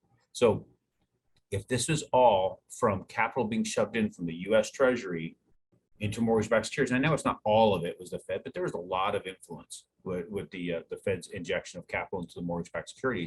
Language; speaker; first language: English; native; English